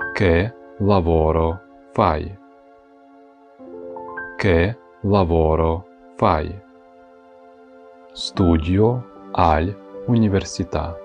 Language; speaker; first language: Italian; non-native, fluent; Ukrainian